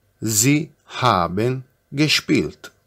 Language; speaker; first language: German; non-native, fluent; Italian